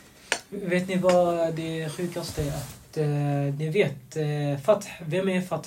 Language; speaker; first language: Swedish; non-native, fluent; Arabic